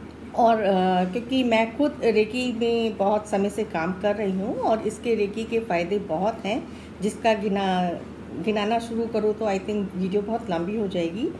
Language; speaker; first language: Hindi; native; Hindi